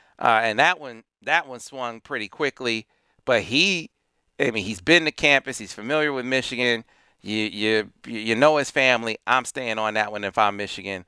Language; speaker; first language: English; native; English